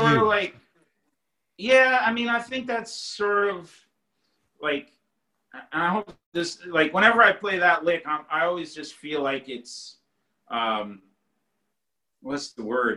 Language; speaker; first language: English; native; English